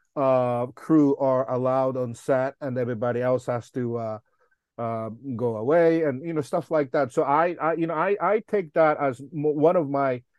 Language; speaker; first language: English; non-native, fluent; Japanese